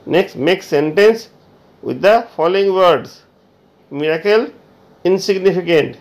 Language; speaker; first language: English; non-native, local second language; Bangla